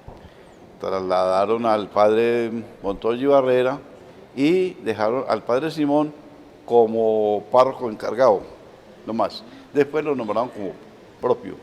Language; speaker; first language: Spanish; native; Spanish